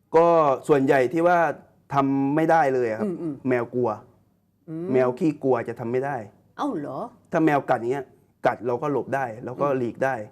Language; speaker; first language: Thai; native; Thai